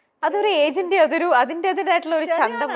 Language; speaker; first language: Malayalam; native; Malayalam